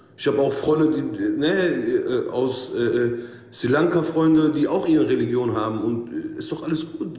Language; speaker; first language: German; early bilingual, other home language; Turkish